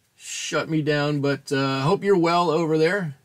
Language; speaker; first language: English; native; English